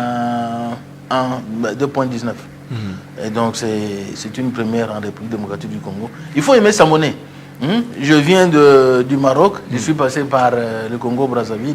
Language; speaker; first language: French; non-native, local second language; Luba-Lulua